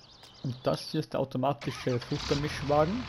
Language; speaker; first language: German; native; German